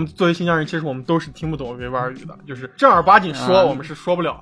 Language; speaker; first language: Chinese; native; Chinese